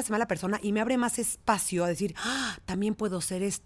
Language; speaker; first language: Spanish; native; Spanish